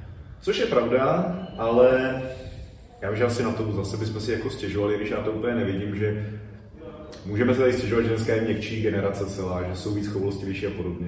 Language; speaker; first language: Czech; native; Czech